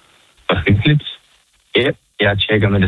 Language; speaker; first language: Danish; non-native, local second language; Faroese